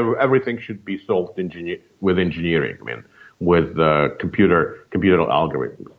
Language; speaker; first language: English; non-native, fluent; Russian